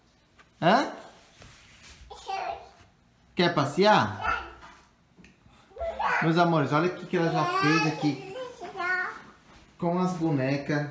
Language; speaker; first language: Portuguese; native; Portuguese